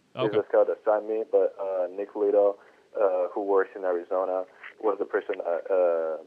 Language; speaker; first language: English; non-native, fluent; Italian